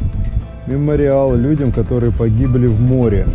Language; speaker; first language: Russian; native; Russian